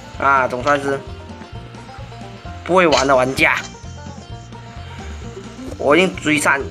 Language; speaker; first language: Chinese; native; Chinese